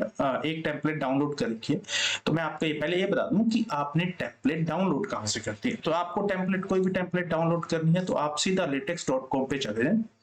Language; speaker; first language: Hindi; native; Hindi